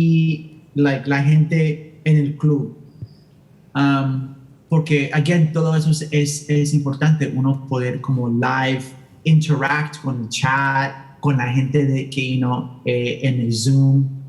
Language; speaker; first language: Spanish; early bilingual, heritage; Spanish